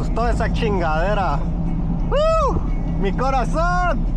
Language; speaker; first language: Spanish; early bilingual, heritage; Spanish